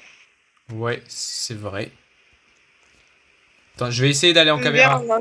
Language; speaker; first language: French; native; French